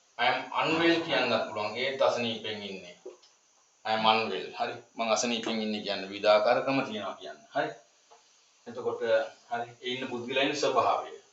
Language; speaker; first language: Sinhala; native; Sinhala